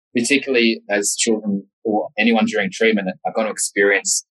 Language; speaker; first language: English; native; English